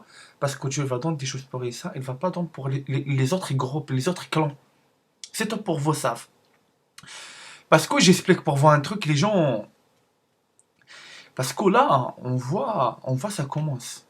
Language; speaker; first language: French; non-native, learner; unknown